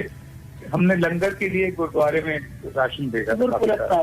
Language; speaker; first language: Hindi; native; Hindi